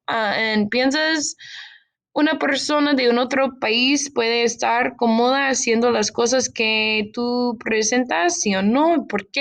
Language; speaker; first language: Spanish; non-native, learner; English